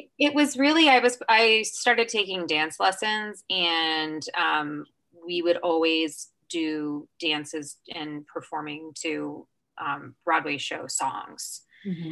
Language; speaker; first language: English; native; English